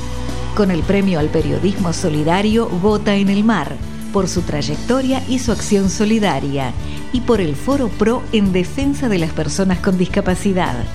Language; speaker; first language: Spanish; native; Spanish